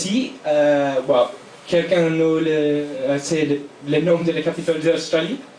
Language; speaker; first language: French; non-native, fluent; English